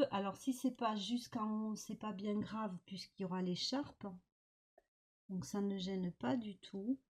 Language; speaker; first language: French; native; French